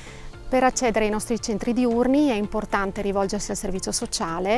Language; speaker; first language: Italian; native; Italian